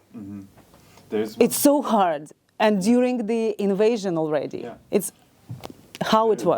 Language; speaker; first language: English; non-native, learner; Ukrainian